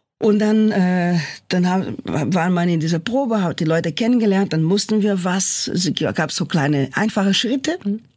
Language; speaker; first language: German; non-native, fluent; Portuguese